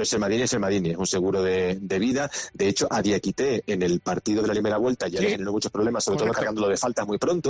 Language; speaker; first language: Spanish; native; Spanish